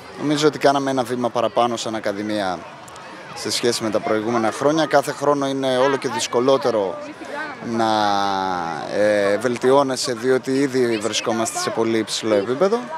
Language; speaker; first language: Greek; native; Greek